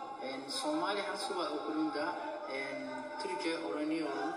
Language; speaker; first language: Turkish; non-native, learner; Somali